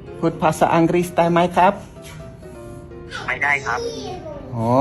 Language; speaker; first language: Thai; non-native, learner; English